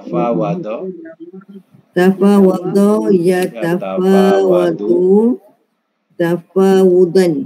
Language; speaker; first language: Arabic; non-native, learner; Malay